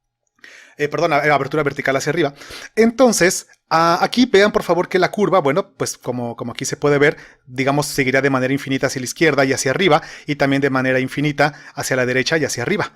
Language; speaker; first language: Spanish; native; Spanish